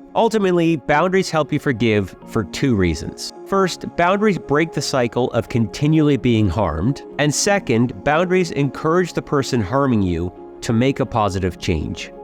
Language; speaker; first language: English; native; English